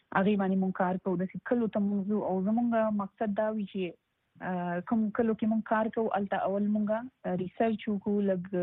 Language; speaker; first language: Pashto; native; Pashto